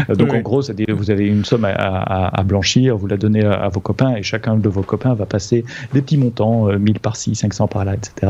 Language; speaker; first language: French; native; French